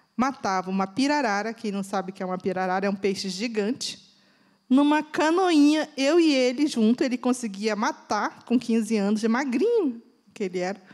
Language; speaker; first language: Portuguese; native; Portuguese